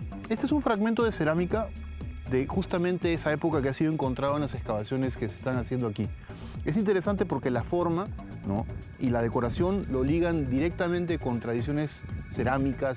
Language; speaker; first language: Spanish; native; Spanish